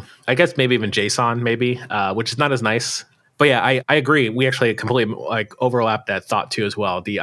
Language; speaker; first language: English; native; English